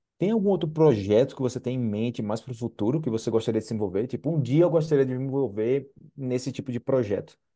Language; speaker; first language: Portuguese; native; Portuguese